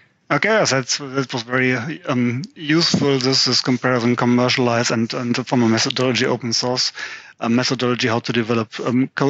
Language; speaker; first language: English; non-native, fluent; German